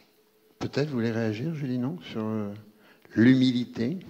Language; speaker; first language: French; native; French